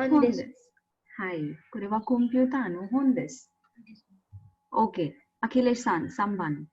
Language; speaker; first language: Japanese; non-native, fluent; Marathi